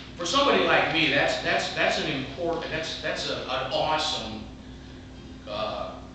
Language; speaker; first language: English; native; English